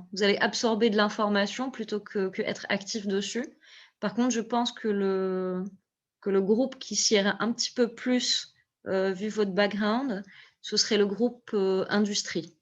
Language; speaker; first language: French; non-native, local second language; Arabic